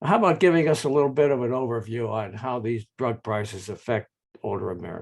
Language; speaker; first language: English; native; English